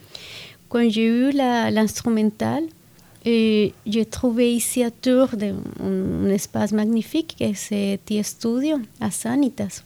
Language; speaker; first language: French; non-native, fluent; Spanish